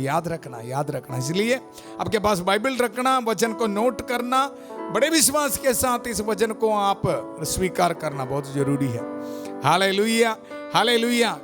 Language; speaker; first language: Hindi; non-native, local second language; Malayalam